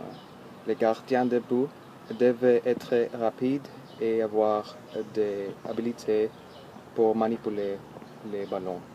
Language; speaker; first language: French; non-native, learner; English